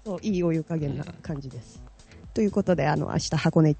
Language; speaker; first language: Japanese; native; Japanese